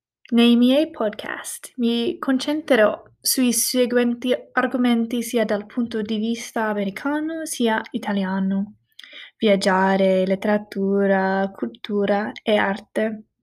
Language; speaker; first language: Italian; non-native, fluent; English